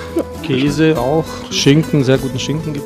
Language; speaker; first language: German; early bilingual, heritage; Croatian